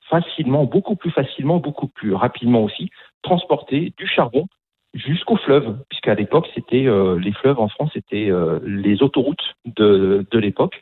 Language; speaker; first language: French; native; French